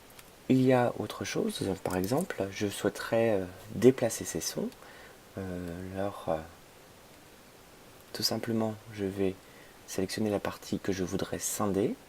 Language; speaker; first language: French; native; French